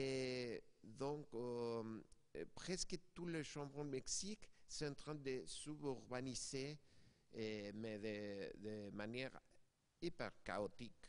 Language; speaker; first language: French; non-native, fluent; Spanish